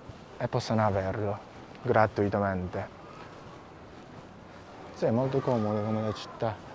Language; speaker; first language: Italian; non-native, fluent; Japanese